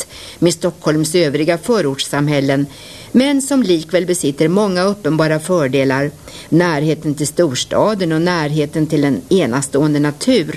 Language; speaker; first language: Swedish; native; Swedish